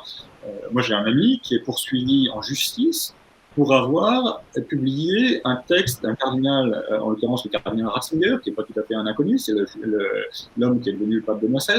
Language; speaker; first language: French; native; French